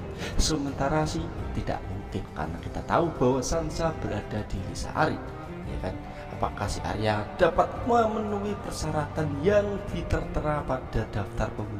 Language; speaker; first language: Indonesian; native; Indonesian